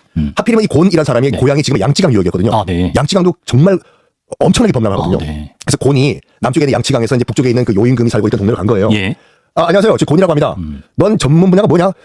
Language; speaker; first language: Korean; native; Korean